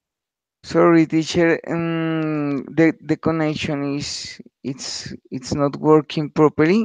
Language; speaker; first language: English; non-native, learner; Spanish